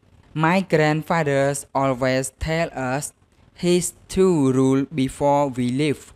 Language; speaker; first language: English; non-native, learner; Khmer